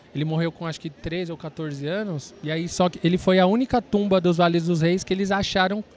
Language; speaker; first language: Portuguese; native; Portuguese